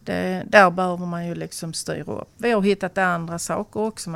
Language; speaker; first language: Swedish; native; Swedish